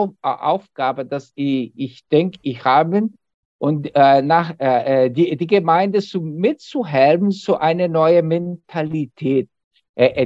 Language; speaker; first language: German; non-native, learner; Portuguese